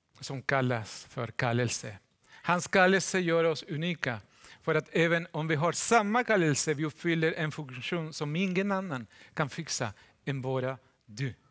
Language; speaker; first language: Swedish; non-native, fluent; Spanish